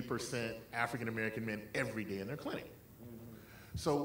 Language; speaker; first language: English; native; English